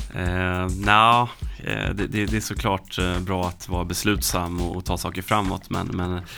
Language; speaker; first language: Swedish; native; Swedish